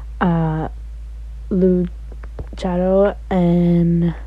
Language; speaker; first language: Spanish; non-native, learner; English